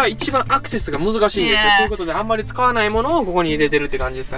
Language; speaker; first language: Japanese; native; Japanese